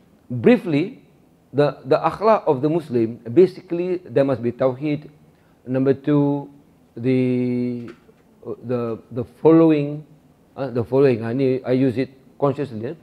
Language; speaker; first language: English; non-native, local second language; Malay